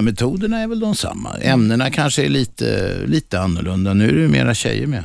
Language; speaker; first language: Swedish; native; Swedish